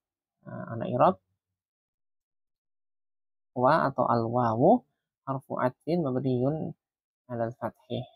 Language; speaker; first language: Arabic; non-native, fluent; Indonesian